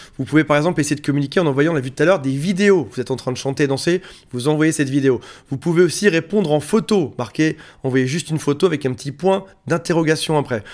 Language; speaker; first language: French; native; French